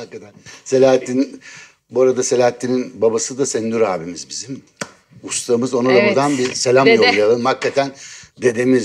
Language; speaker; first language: Turkish; native; Turkish